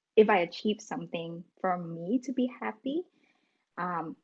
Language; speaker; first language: English; non-native, fluent; Vietnamese